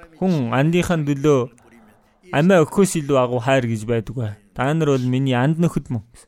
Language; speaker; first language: Mongolian; non-native, fluent; Korean